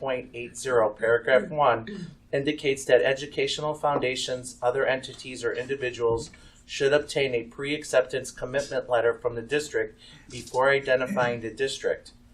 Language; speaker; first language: English; native; English